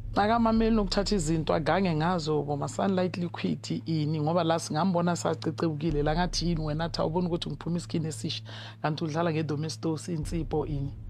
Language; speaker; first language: Zulu; non-native, local second language; Tsonga